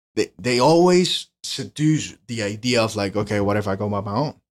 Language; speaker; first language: English; non-native, fluent; Spanish